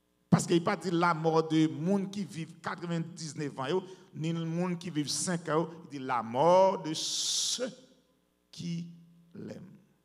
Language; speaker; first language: French; native; French